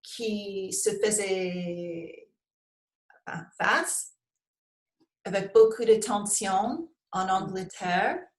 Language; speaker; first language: French; non-native, learner; English